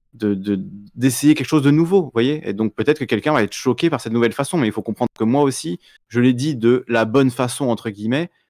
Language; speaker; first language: French; native; French